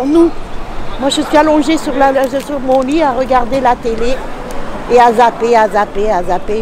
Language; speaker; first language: French; native; French